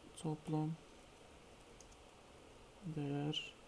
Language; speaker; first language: Turkish; native; Turkish